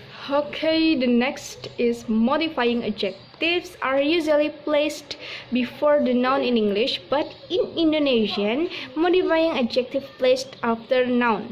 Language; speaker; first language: English; non-native, learner; Indonesian